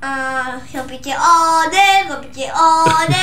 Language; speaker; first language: English; non-native, learner; Indonesian